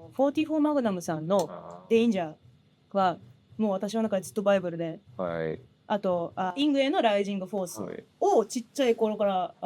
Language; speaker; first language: Japanese; native; Japanese